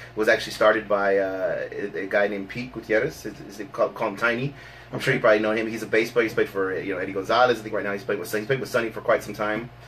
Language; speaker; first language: English; native; English